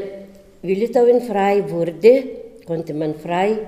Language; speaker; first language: German; early bilingual, heritage; German